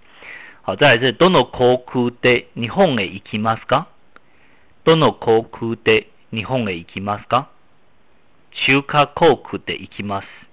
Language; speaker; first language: Japanese; non-native, fluent; Chinese